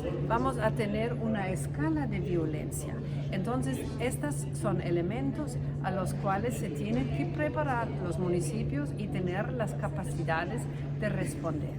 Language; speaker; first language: Spanish; non-native, fluent; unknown